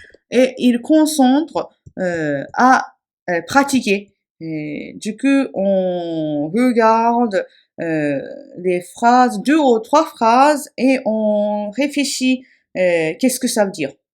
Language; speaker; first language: French; non-native, fluent; Japanese